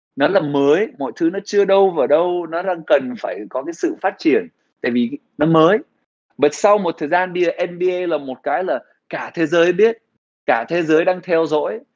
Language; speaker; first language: Vietnamese; early bilingual, heritage; Vietnamese